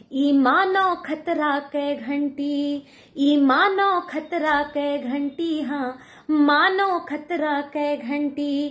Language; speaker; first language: Hindi; native; Hindi